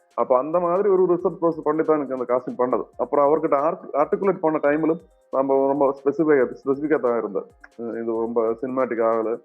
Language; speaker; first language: Tamil; non-native, learner; Malayalam